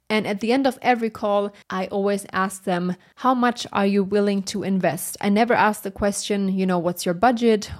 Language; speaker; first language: English; non-native, fluent; German